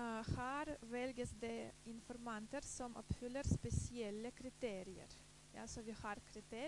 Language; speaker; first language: Norwegian; non-native, fluent; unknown